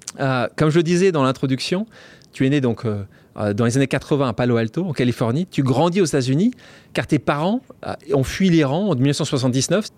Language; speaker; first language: French; native; French